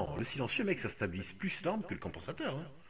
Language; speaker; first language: French; native; French